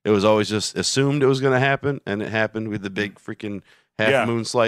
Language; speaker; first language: English; native; English